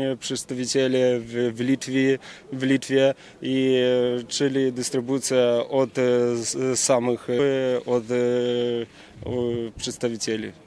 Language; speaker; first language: Polish; non-native, learner; Ukrainian